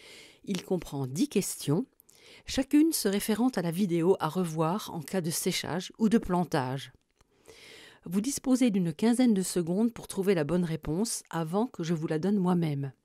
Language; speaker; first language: French; native; French